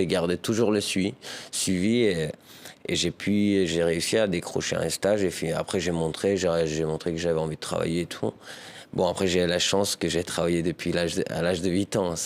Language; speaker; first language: French; early bilingual, other home language; Persian